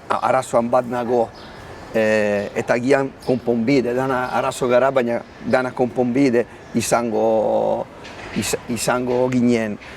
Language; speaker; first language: Basque; non-native, learner; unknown